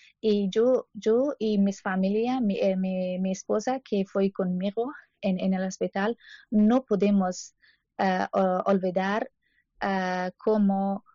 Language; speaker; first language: Spanish; non-native, learner; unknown